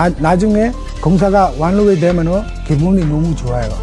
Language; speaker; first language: Korean; non-native, fluent; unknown